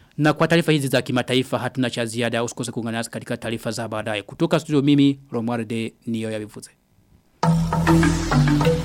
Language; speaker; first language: Swahili; non-native, local second language; Rundi